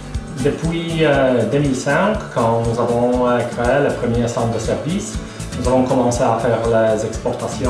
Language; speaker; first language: French; non-native, fluent; Polish